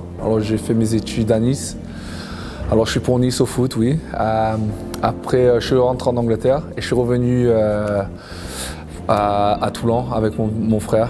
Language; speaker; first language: French; non-native, fluent; English